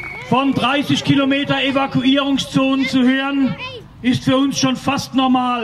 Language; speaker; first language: German; native; German